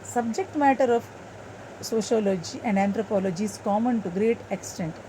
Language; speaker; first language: English; non-native, local second language; Kannada